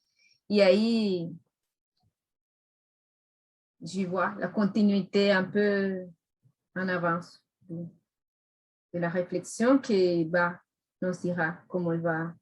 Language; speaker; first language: French; non-native, fluent; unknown